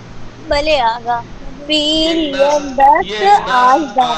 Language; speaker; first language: Persian; non-native, learner; Urdu